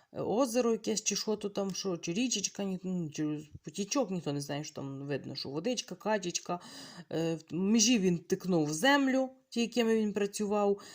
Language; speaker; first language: Ukrainian; native; Ukrainian